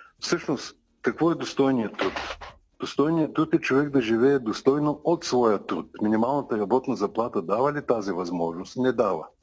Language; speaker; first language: Bulgarian; native; Bulgarian